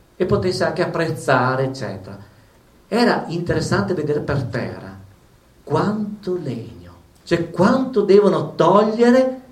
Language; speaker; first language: Italian; native; Italian